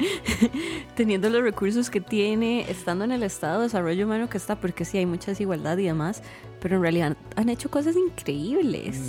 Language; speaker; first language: Spanish; native; Spanish